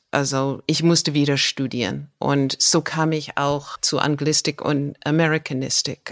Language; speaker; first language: German; non-native, fluent; English